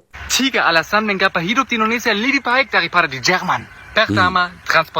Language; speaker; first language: Indonesian; non-native, learner; German